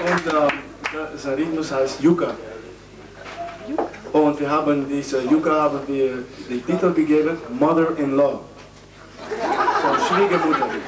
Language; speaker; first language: German; non-native, learner; Dutch